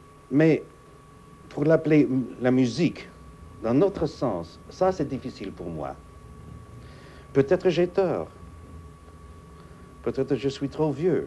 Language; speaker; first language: French; non-native, fluent; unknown